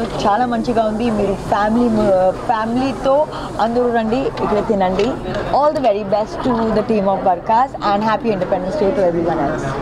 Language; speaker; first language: Telugu; non-native, local second language; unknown